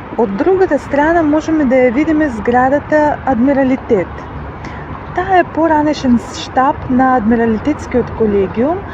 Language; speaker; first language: Macedonian; non-native, fluent; Russian